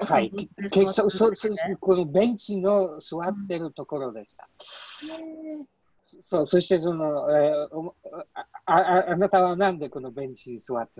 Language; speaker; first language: Japanese; non-native, learner; Polish